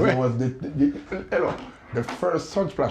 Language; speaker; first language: English; native; English